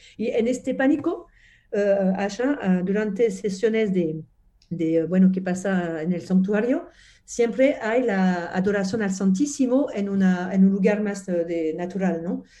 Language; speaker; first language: Spanish; non-native, fluent; French